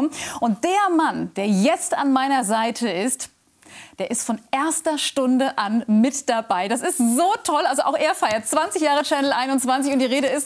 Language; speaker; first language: German; native; German